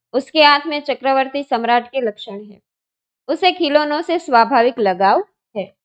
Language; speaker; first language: Hindi; non-native, local second language; Gujarati